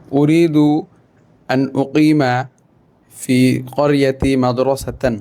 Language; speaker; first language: Arabic; non-native, learner; Bangla